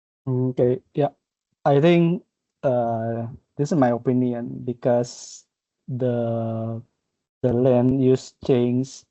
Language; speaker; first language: English; non-native, fluent; Indonesian